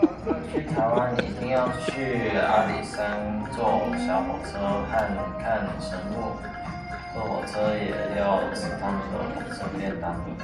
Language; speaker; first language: Chinese; early bilingual, heritage; Chinese